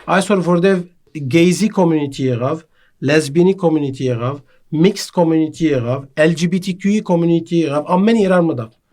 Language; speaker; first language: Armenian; native; Armenian